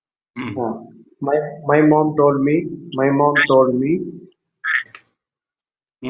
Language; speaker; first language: English; non-native, learner; Hindi